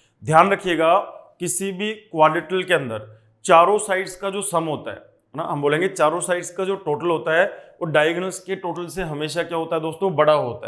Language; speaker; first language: Hindi; native; Hindi